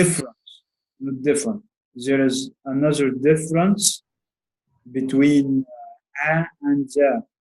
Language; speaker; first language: English; non-native, learner; Arabic